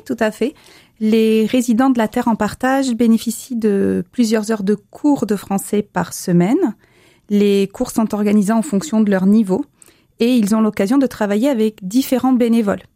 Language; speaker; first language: French; native; French